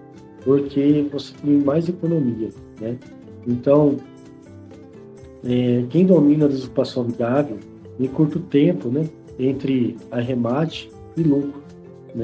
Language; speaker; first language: Portuguese; native; Portuguese